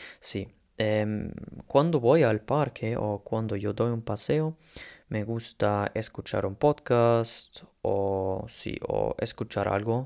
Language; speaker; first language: Spanish; non-native, learner; German